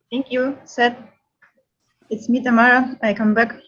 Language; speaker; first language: English; non-native, learner; Russian